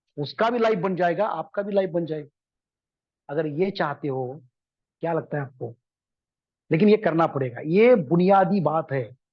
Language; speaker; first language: Hindi; non-native, local second language; Marathi